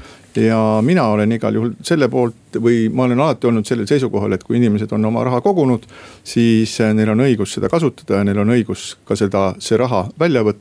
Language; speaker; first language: Estonian; native; Estonian